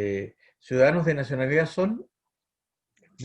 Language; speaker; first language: Spanish; native; Spanish